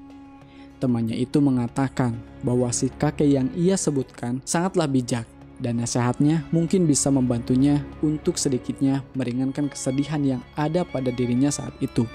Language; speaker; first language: Indonesian; native; Indonesian